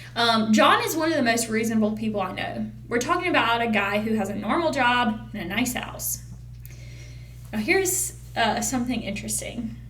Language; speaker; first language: English; native; English